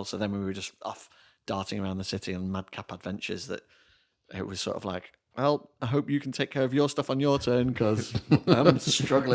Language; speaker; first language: English; native; English